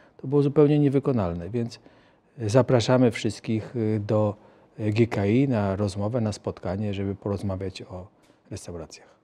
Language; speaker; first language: Polish; native; Polish